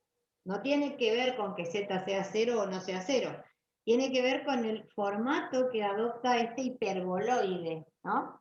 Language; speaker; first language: Spanish; native; Spanish